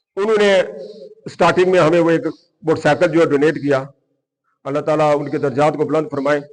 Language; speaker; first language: Urdu; non-native, local second language; Punjabi